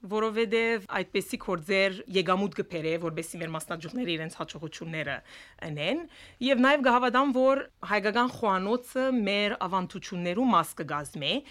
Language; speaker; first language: Armenian; early bilingual, heritage; Armenian